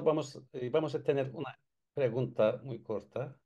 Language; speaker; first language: Spanish; non-native, learner; Turkish